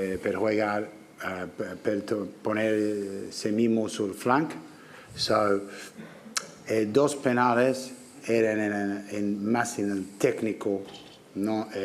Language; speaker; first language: Spanish; non-native, learner; English